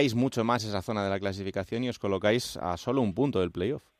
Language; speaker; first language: Spanish; native; Spanish